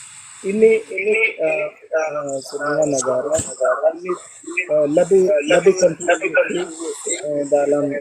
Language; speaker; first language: Indonesian; non-native, learner; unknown